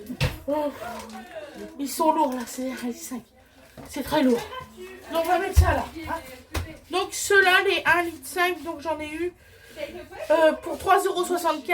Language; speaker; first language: French; native; French